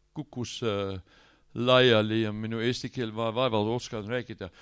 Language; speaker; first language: Estonian; early bilingual, heritage; Estonian